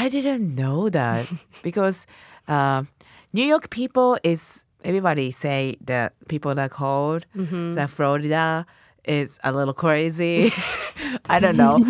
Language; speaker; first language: English; non-native, learner; Japanese